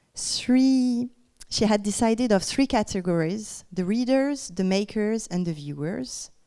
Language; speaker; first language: English; non-native, fluent; French